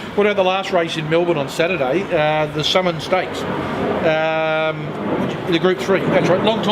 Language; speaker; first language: English; native; English